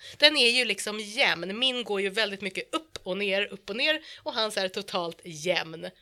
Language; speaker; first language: Swedish; native; Swedish